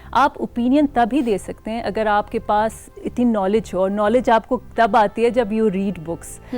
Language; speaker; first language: Urdu; non-native, local second language; Khowar